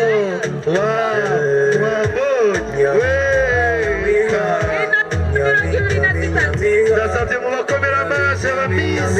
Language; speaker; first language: French; non-native, local second language; Rundi